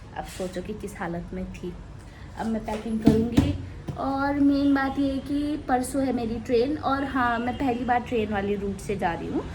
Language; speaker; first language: Hindi; native; Hindi